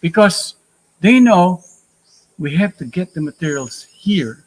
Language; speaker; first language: English; non-native, local second language; Filipino